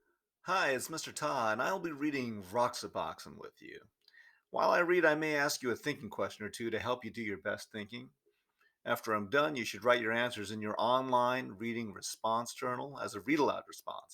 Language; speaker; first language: English; native; English